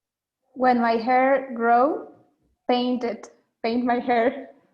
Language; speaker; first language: English; non-native, learner; Spanish